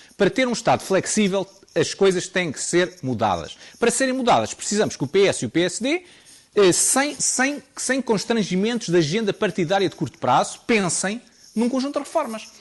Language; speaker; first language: Portuguese; native; Portuguese